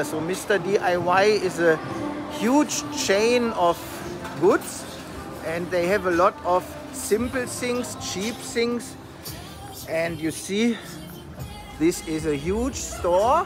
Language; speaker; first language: English; non-native, fluent; German